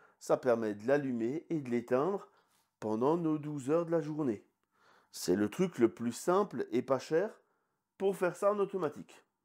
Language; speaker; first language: French; native; French